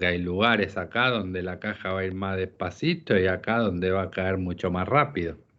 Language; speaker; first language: Spanish; native; Spanish